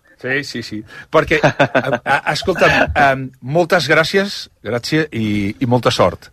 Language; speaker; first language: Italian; non-native, learner; Catalan